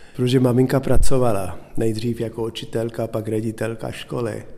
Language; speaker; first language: Czech; non-native, fluent; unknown